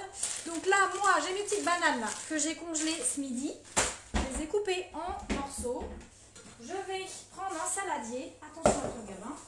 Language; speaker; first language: French; native; French